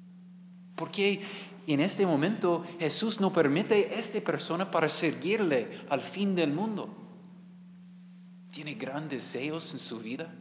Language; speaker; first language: Spanish; non-native, learner; English